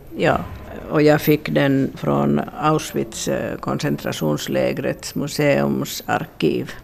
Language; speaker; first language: Swedish; non-native, local second language; Finnish